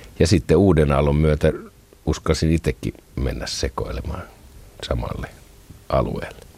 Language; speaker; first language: Finnish; native; Finnish